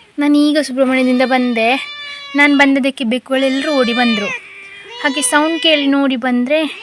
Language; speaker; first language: Kannada; native; Kannada